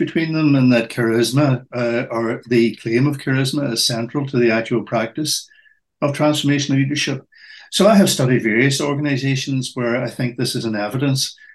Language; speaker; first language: English; native; English